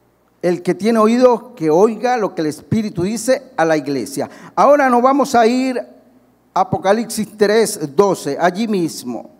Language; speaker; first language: Spanish; native; Spanish